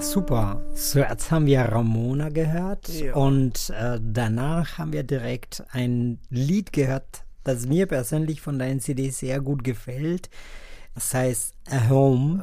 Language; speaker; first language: German; non-native, fluent; Spanish